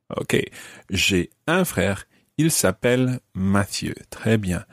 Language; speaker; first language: French; non-native, fluent; English